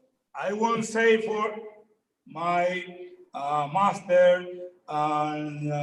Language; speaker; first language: English; non-native, learner; Spanish